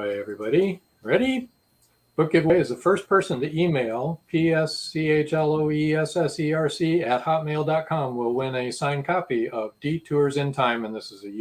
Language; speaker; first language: English; native; English